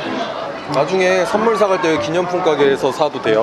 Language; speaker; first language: Korean; native; Korean